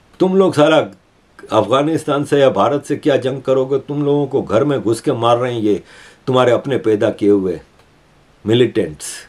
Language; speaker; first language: Urdu; native; Urdu